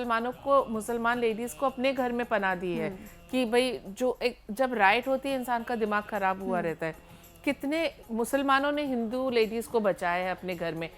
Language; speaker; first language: Hindi; native; Hindi